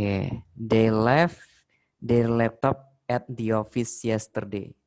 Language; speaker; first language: English; non-native, fluent; Indonesian